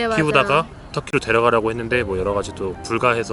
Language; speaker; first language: Korean; native; Korean